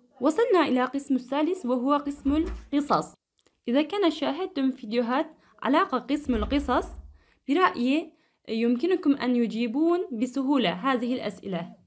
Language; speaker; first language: Arabic; non-native, fluent; Turkish